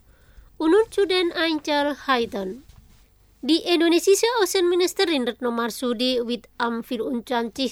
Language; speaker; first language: German; non-native, fluent; Indonesian